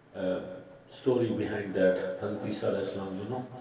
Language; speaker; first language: English; non-native, learner; Punjabi